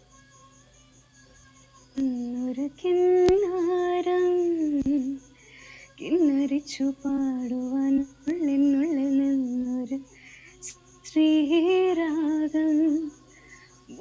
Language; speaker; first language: English; non-native, local second language; Malayalam